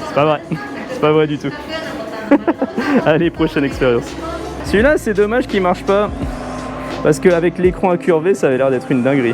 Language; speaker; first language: French; native; French